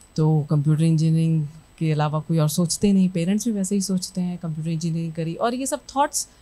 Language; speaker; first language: Hindi; native; Hindi